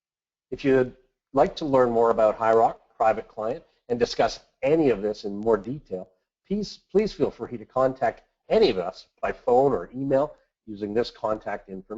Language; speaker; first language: English; native; English